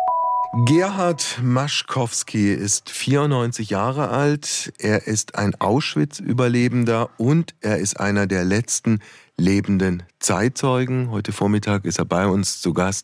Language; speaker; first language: German; native; German